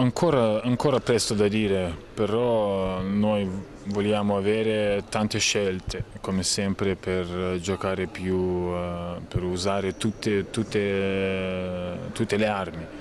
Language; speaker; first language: Italian; non-native, fluent; Lithuanian